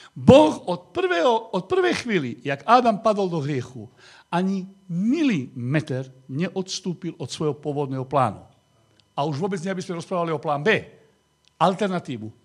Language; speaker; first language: Slovak; non-native, local second language; Hungarian